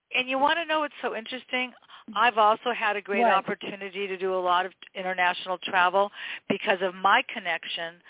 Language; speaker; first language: English; native; English